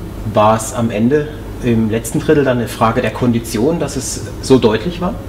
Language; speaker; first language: German; native; German